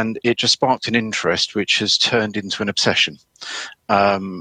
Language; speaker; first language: English; native; English